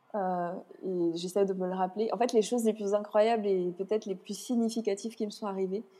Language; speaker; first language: French; native; French